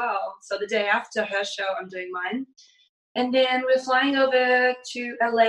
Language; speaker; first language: English; native; English